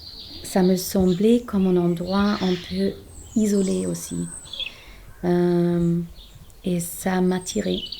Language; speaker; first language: French; non-native, fluent; German